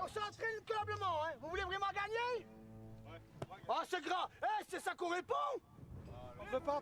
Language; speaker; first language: French; native; French